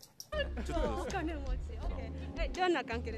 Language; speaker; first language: Japanese; non-native, learner; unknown